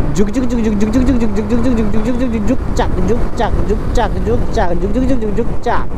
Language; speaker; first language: Hindi; non-native, local second language; Marathi